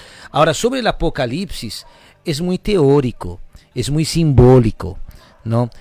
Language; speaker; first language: Spanish; native; Spanish